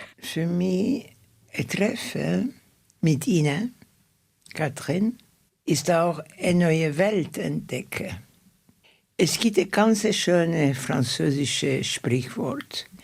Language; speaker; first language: German; non-native, fluent; Turkish